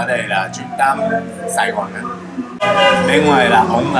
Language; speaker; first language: Vietnamese; non-native, fluent; Japanese